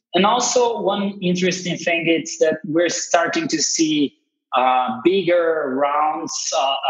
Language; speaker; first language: English; non-native, fluent; Portuguese